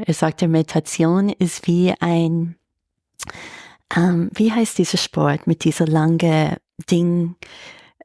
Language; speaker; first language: German; non-native, fluent; English